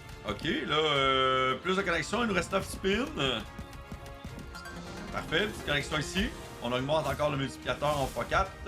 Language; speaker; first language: French; native; French